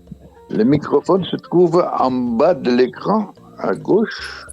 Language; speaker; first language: French; non-native, fluent; Dutch